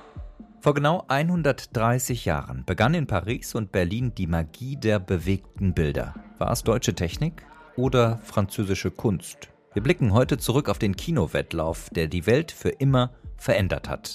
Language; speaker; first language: German; native; German